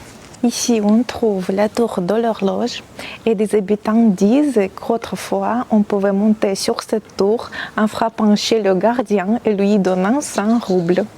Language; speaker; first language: French; non-native, fluent; Russian